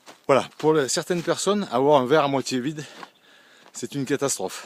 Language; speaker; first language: French; native; French